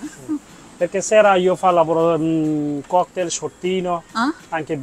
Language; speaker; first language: Italian; non-native, learner; Bangla